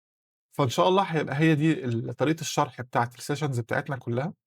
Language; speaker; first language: Arabic; native; Arabic